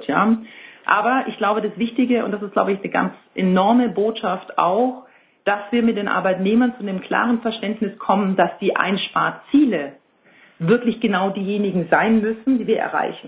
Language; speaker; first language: German; native; German